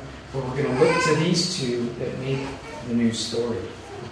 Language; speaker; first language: English; native; English